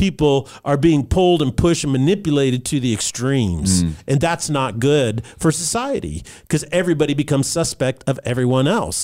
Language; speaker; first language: English; native; English